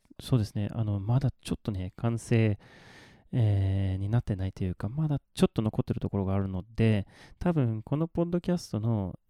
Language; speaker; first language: Japanese; non-native, fluent; Swedish